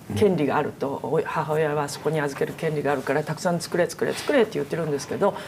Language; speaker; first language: Japanese; native; Japanese